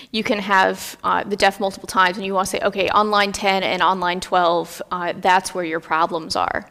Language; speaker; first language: English; native; English